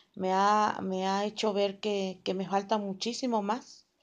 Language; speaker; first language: Spanish; native; Spanish